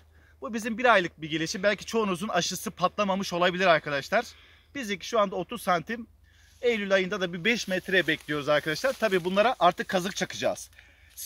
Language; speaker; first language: Turkish; native; Turkish